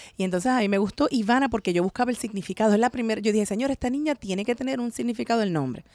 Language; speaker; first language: Spanish; native; Spanish